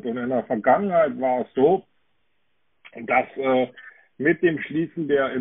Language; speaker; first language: German; native; German